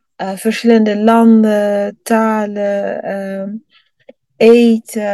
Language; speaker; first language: Dutch; early bilingual, other home language; Rundi